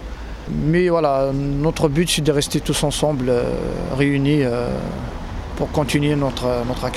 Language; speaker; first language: French; non-native, local second language; Arabic